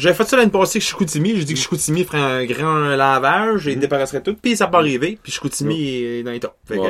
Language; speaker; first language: French; native; French